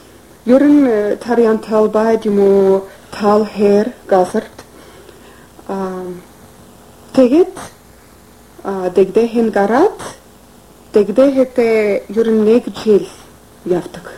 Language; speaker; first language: Mongolian; non-native, fluent; English